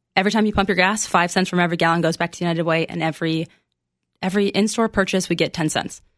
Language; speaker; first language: English; early bilingual, other home language; Spanish